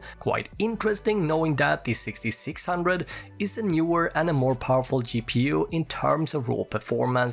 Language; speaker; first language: English; native; English